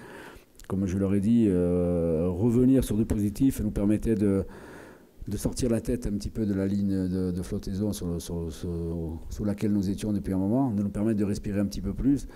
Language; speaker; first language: French; native; French